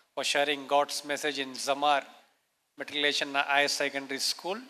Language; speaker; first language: English; non-native, local second language; Tamil